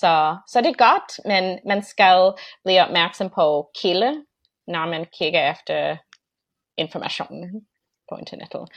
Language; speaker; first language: Danish; non-native, fluent; English